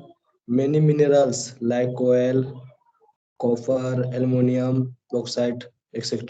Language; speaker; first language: English; non-native, learner; Hindi